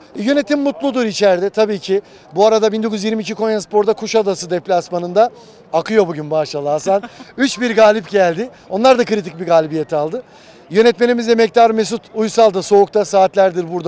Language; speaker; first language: Turkish; native; Turkish